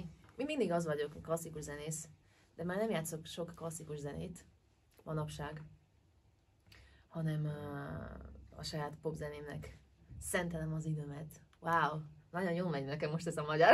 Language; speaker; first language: Hungarian; early bilingual, heritage; Hungarian